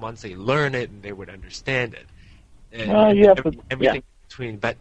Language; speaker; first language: English; non-native, local second language; Min Nan Chinese